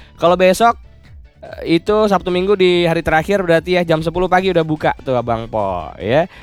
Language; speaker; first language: Indonesian; native; Indonesian